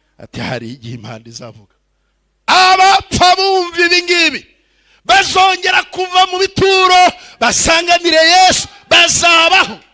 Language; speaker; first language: Kinyarwanda; early bilingual, heritage; Kinyarwanda